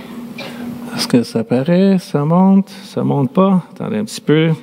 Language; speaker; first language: French; native; French